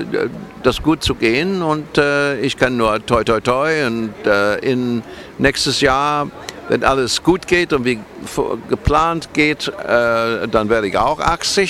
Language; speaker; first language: German; non-native, fluent; English